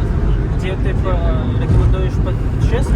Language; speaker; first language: Russian; non-native, learner; Uzbek